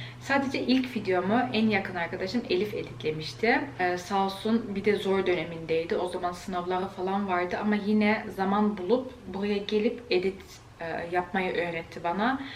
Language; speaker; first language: Turkish; early bilingual, heritage; Turkish